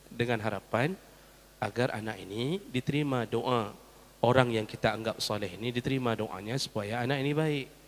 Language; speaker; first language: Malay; non-native, local second language; Achinese